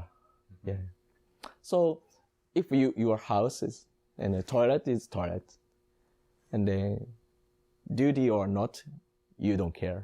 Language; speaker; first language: English; non-native, learner; Japanese